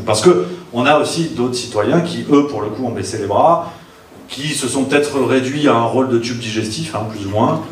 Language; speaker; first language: French; native; French